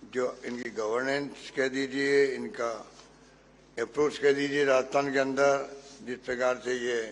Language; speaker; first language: Hindi; native; Hindi